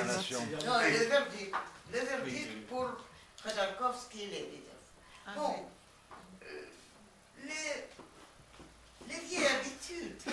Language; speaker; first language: French; non-native, fluent; Russian